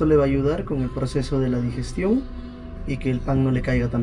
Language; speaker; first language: Spanish; native; Spanish